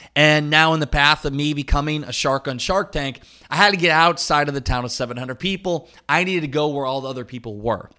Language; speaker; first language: English; native; English